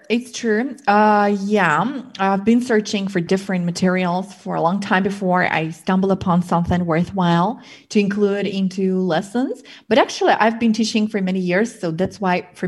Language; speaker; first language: English; non-native, fluent; Russian